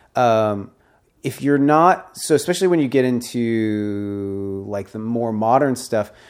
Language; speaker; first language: English; native; English